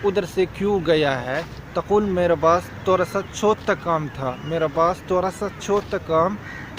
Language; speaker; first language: Hindi; non-native, fluent; Arabic